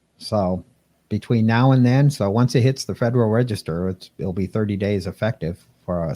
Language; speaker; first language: English; native; English